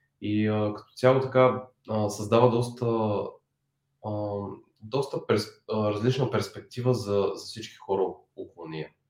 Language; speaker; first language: Bulgarian; native; Bulgarian